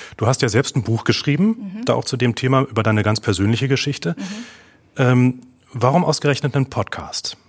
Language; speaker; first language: German; native; German